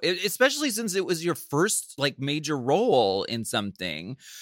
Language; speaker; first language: English; native; English